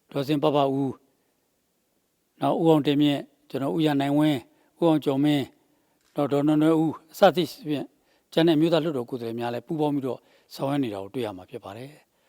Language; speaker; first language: Burmese; native; Burmese